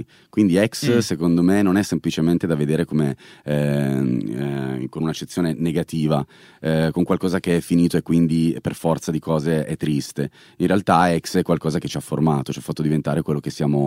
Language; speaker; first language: Italian; native; Italian